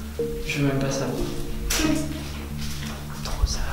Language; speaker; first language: French; native; French